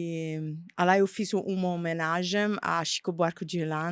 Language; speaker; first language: Portuguese; non-native, fluent; Italian